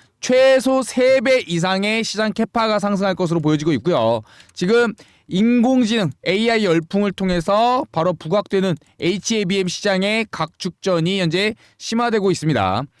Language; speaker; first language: Korean; native; Korean